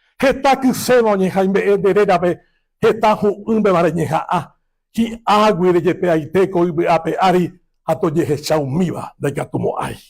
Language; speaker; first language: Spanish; non-native, local second language; Guarani